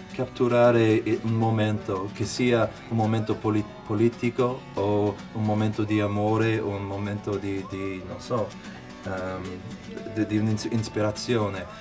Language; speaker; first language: Italian; non-native, fluent; English